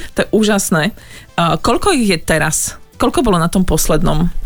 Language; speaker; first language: Slovak; native; Slovak